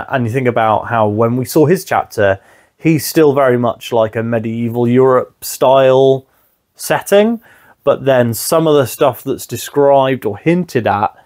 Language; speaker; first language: English; native; English